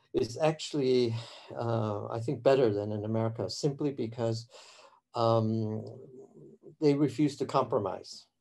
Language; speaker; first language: English; early bilingual, other home language; Cantonese